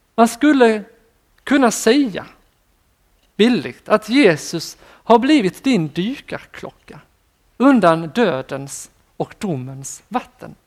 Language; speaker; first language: Swedish; native; Swedish